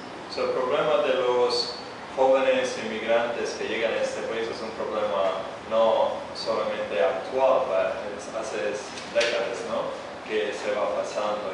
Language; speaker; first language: Spanish; non-native, fluent; Italian